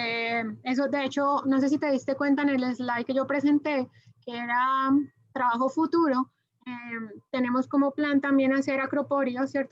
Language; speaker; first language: Spanish; native; Spanish